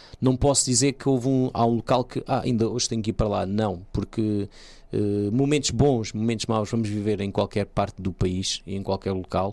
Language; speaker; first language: Portuguese; early bilingual, other home language; Kabuverdianu